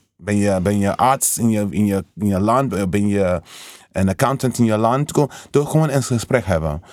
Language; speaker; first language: Dutch; non-native, learner; English